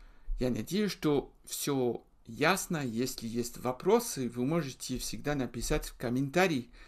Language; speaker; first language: Russian; non-native, fluent; French